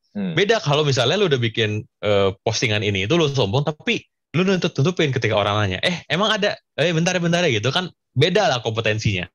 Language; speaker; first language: Indonesian; native; Indonesian